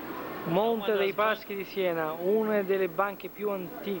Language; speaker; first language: Italian; non-native, learner; Portuguese